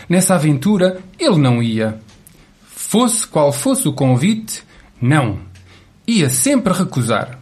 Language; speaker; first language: Portuguese; native; Portuguese